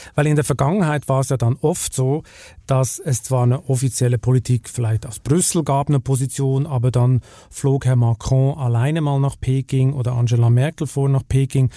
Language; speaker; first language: German; native; German